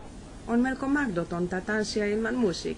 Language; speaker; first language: Finnish; non-native, fluent; Polish